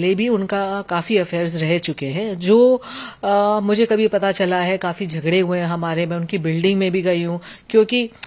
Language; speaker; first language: Hindi; native; Hindi